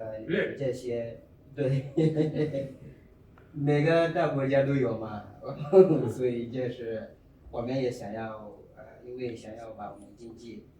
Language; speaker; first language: Chinese; non-native, fluent; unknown